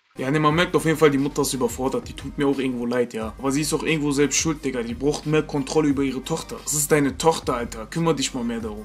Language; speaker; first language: German; native; German